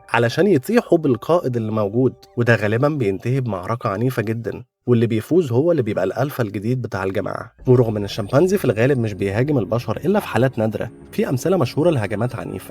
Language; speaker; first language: Arabic; native; Arabic